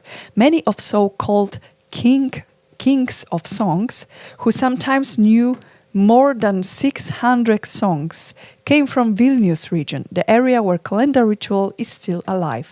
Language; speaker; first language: English; non-native, fluent; Polish